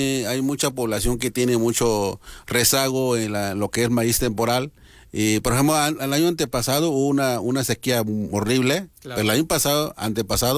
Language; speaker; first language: Spanish; non-native, local second language; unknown